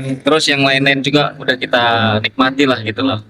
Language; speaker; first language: Indonesian; native; Indonesian